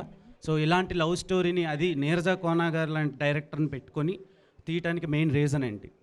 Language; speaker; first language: Telugu; native; Telugu